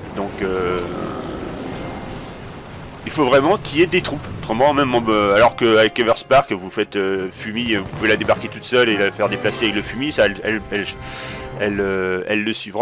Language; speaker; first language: French; native; French